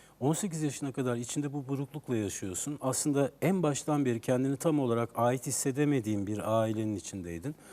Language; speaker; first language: Turkish; native; Turkish